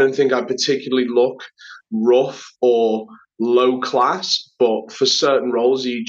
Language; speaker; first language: English; native; English